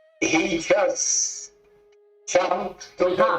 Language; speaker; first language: English; non-native, learner; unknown